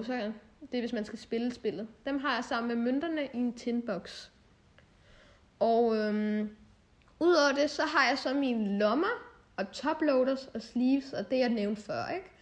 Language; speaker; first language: Danish; native; Danish